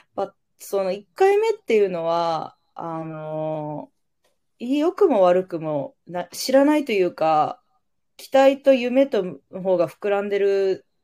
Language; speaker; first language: Japanese; native; Japanese